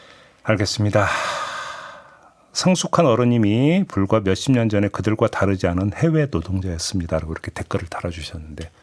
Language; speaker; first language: Korean; native; Korean